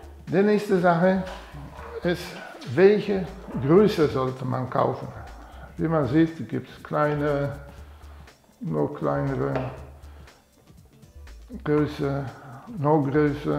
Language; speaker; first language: German; non-native, fluent; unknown